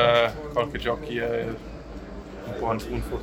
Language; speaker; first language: Italian; non-native, learner; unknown